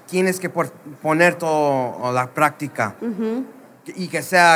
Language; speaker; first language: Spanish; early bilingual, heritage; Spanish